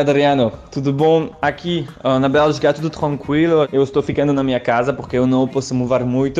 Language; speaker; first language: Portuguese; non-native, learner; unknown